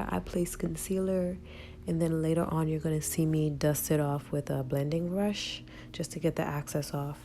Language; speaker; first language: English; native; English